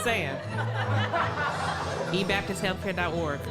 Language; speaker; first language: English; native; English